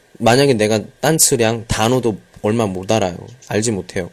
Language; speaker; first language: Korean; native; Korean